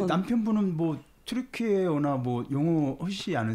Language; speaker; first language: Korean; native; Korean